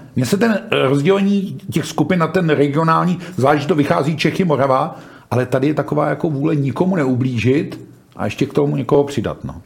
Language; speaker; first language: Czech; native; Czech